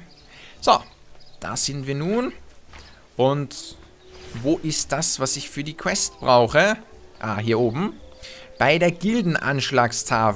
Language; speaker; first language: German; native; German